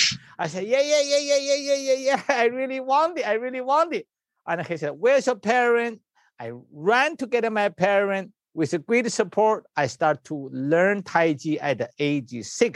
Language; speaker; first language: English; non-native, learner; Chinese